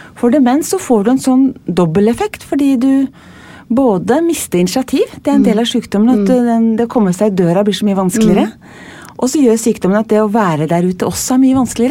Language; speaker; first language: Norwegian; native; Norwegian